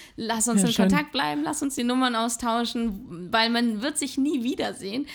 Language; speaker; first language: German; native; German